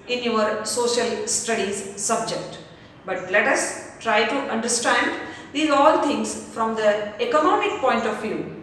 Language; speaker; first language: English; non-native, local second language; Kannada